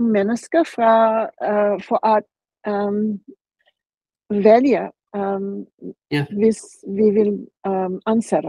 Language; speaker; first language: Danish; non-native, learner; English